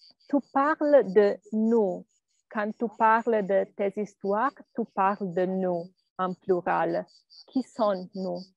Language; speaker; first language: French; non-native, learner; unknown